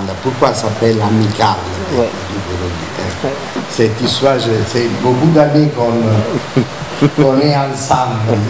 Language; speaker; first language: French; non-native, fluent; Italian